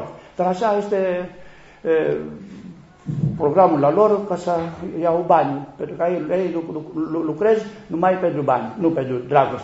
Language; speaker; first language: Romanian; non-native, learner; Greek